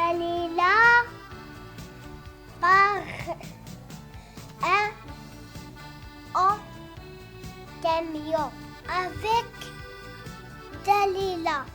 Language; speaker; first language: French; non-native, learner; Arabic